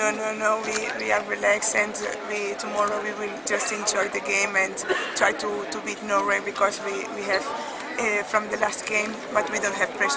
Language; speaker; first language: English; non-native, learner; Portuguese